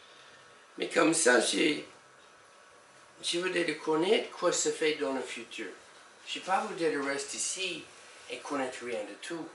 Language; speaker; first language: French; non-native, learner; English